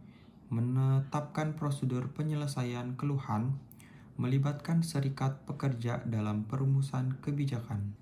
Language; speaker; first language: Indonesian; native; Indonesian